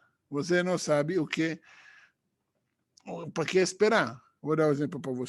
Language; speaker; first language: Portuguese; non-native, fluent; Hebrew